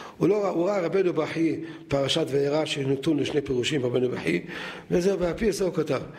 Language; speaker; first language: Hebrew; native; Hebrew